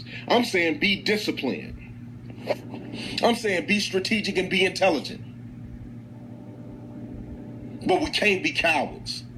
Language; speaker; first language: English; native; English